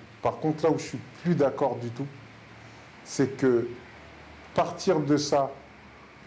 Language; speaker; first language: French; native; French